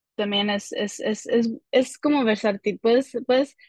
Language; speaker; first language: Spanish; early bilingual, heritage; Spanish